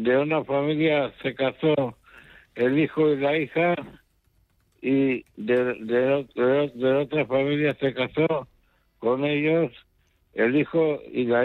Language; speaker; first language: Spanish; non-native, local second language; Basque